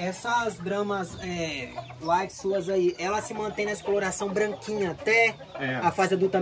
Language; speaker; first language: Portuguese; native; Portuguese